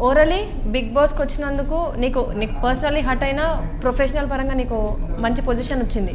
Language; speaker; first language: Telugu; native; Telugu